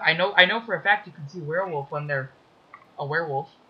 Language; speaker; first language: English; native; English